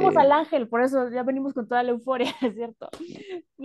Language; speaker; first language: Spanish; native; Spanish